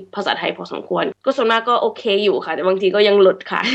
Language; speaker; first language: Thai; early bilingual, heritage; English